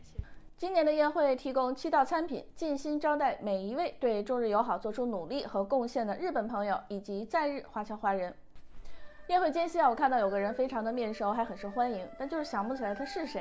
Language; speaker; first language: Chinese; native; Chinese